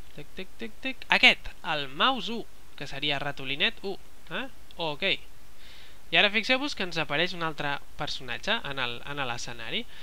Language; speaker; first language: Catalan; non-native, local second language; Spanish